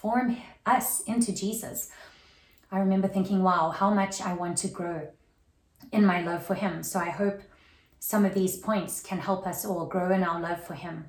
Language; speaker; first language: English; native; English